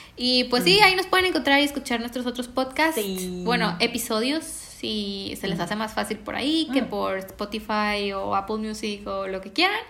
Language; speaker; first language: Spanish; native; Spanish